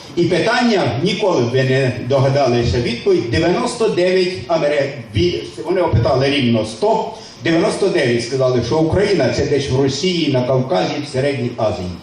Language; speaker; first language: Ukrainian; native; Ukrainian